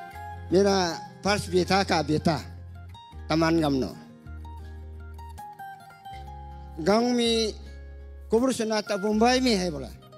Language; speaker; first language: Hindi; non-native, local second language; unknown